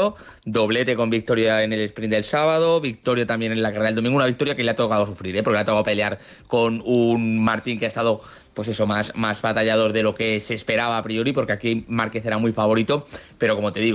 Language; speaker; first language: Spanish; native; Spanish